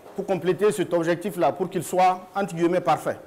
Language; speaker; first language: French; non-native, local second language; Mossi